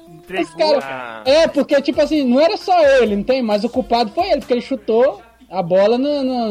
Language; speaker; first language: Portuguese; native; Portuguese